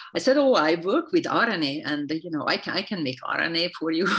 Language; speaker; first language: English; non-native, fluent; Hungarian